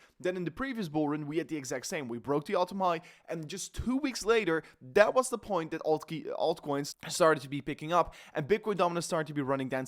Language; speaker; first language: English; non-native, fluent; Dutch